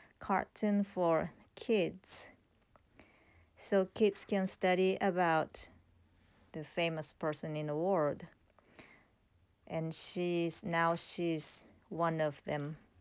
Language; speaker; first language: English; non-native, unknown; Japanese